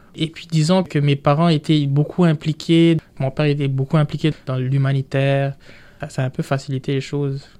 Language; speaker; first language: French; non-native, local second language; Rundi